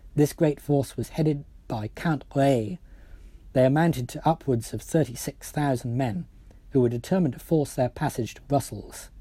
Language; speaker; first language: English; native; English